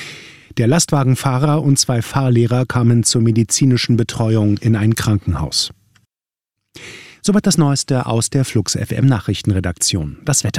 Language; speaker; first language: German; native; German